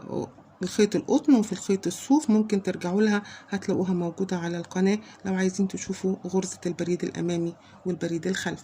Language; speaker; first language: Arabic; native; Arabic